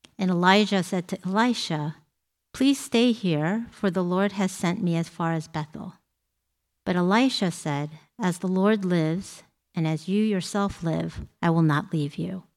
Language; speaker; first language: English; native; English